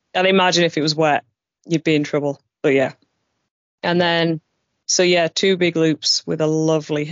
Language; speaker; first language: English; native; English